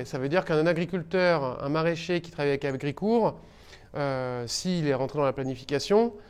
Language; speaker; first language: French; native; French